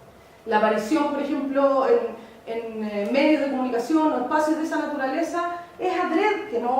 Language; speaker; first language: Spanish; native; Spanish